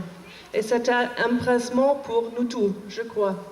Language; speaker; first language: French; non-native, learner; German